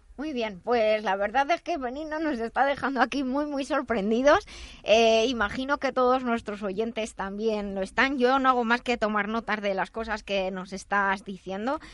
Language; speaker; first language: Spanish; native; Spanish